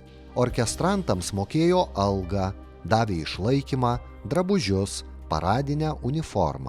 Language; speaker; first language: Lithuanian; native; Lithuanian